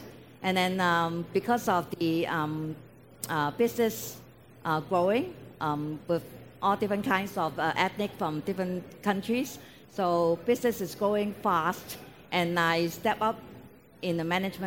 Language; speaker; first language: English; non-native, local second language; Cantonese